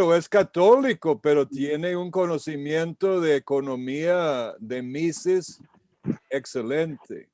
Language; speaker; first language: Spanish; non-native, fluent; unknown